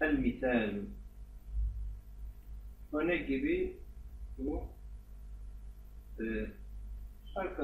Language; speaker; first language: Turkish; non-native, fluent; Arabic